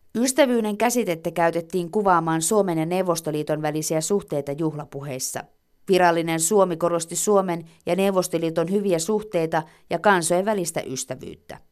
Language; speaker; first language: Finnish; native; Finnish